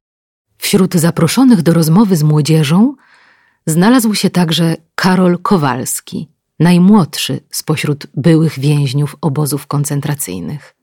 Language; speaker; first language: Polish; native; Polish